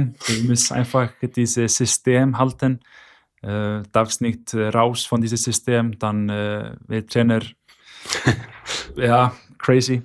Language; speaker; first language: German; non-native, learner; Icelandic